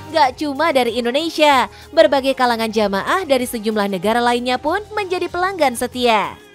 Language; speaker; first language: Indonesian; native; Indonesian